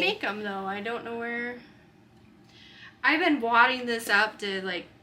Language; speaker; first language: English; native; English